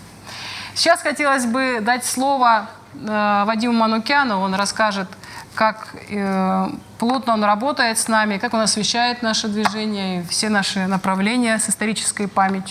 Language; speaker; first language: Russian; native; Russian